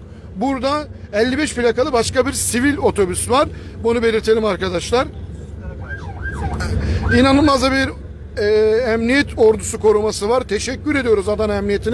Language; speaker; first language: Turkish; native; Turkish